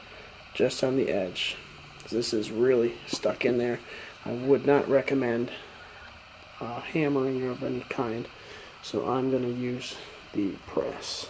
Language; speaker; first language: English; native; English